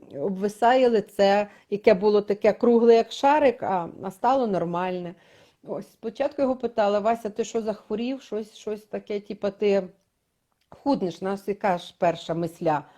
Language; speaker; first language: Ukrainian; native; Ukrainian